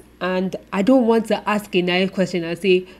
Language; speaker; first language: English; non-native, local second language; Yoruba